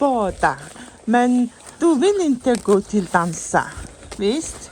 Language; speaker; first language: Swedish; non-native, learner; Mongolian